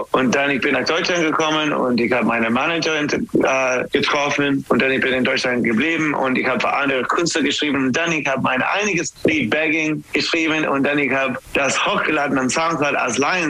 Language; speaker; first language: German; non-native, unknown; English